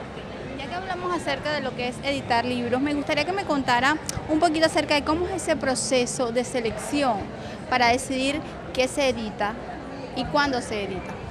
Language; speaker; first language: Spanish; native; Spanish